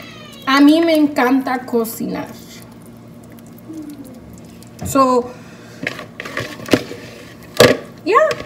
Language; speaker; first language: Spanish; early bilingual, heritage; Spanish